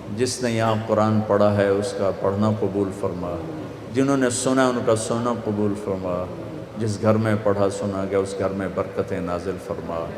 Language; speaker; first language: Urdu; non-native, local second language; Punjabi